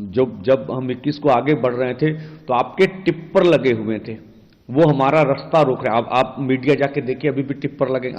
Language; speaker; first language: Hindi; non-native, local second language; Punjabi